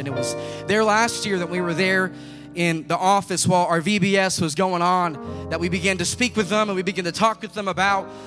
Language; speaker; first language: English; native; English